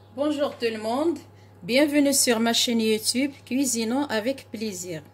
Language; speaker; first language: French; non-native, local second language; Arabic